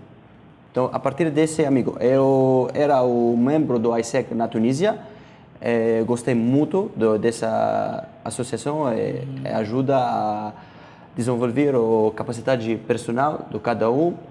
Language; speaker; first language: Portuguese; non-native, learner; Arabic